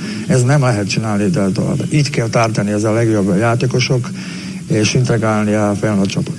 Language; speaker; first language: Hungarian; non-native, learner; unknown